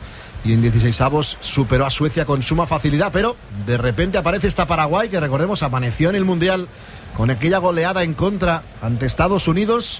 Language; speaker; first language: Spanish; native; Spanish